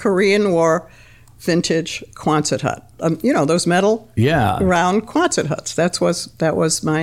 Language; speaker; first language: English; native; English